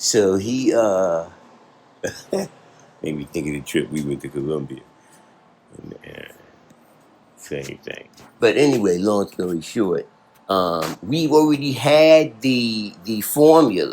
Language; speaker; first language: English; native; English